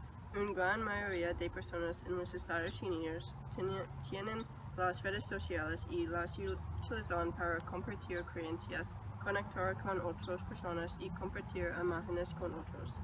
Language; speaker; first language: Spanish; non-native, learner; English